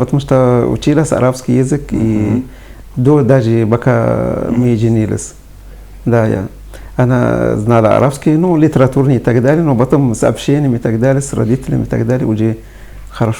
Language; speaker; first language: Russian; non-native, fluent; Arabic